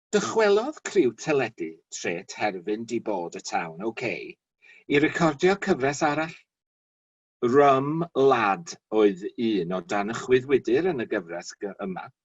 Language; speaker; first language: Welsh; native; Welsh